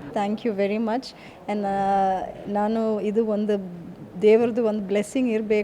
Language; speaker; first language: Kannada; early bilingual, heritage; English